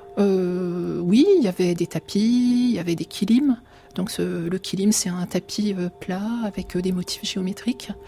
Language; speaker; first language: French; early bilingual, other home language; Arabic